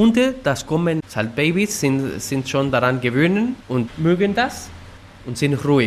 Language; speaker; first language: German; non-native, fluent; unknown